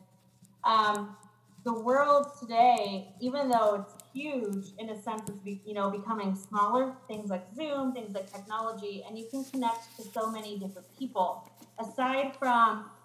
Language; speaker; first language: English; native; English